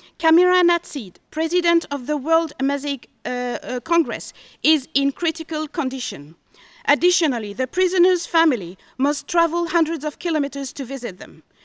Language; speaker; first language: English; non-native, fluent; Kabyle